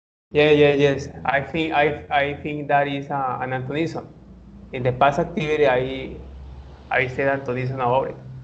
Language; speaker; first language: English; non-native, learner; Spanish